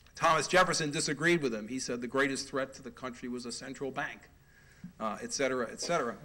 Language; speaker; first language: English; native; English